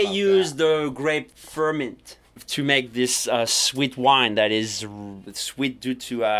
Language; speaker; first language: English; non-native, fluent; French